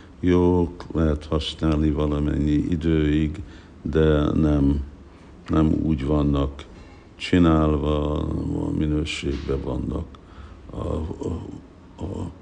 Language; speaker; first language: Hungarian; early bilingual, heritage; Hungarian